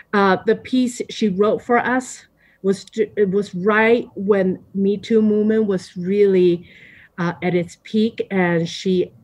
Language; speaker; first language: English; non-native, fluent; Chinese